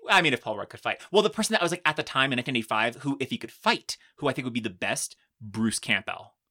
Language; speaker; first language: English; native; English